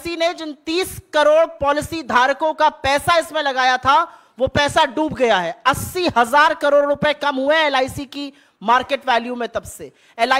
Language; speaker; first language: Hindi; native; Hindi